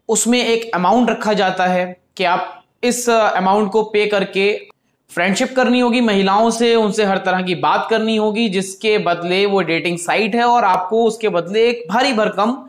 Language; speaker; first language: Hindi; native; Hindi